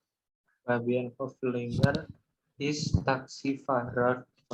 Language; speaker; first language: German; non-native, learner; Indonesian